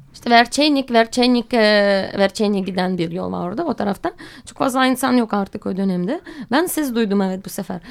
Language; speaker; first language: Turkish; non-native, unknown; Russian